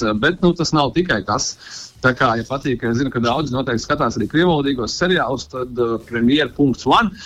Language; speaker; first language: Latvian; non-native, local second language; Russian